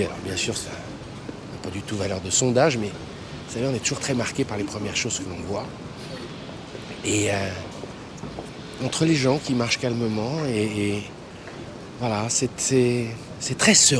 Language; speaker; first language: French; native; French